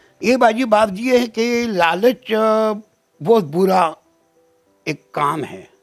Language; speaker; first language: Urdu; non-native, local second language; Pashto